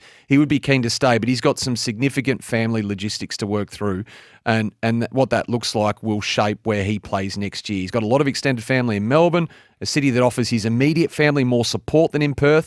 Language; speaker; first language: English; native; English